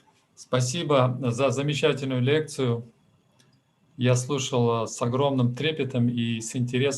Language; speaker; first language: Russian; native; Russian